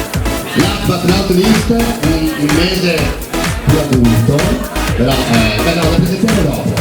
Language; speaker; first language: Italian; native; Italian